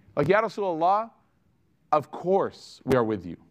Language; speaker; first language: English; native; English